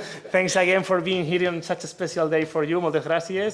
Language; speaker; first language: English; non-native, fluent; Spanish